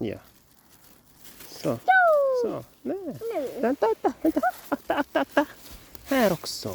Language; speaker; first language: Swedish; non-native, learner; Thai